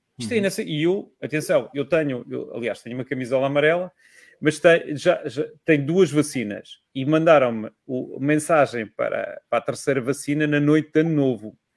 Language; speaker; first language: Portuguese; native; Portuguese